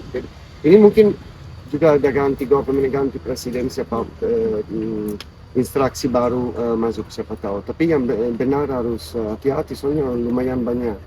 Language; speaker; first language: Indonesian; non-native, fluent; Italian